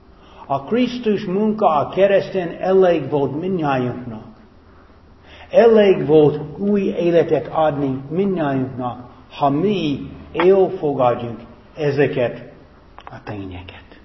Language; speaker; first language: Hungarian; non-native, fluent; English